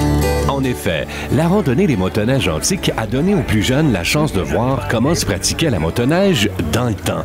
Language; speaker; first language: French; native; French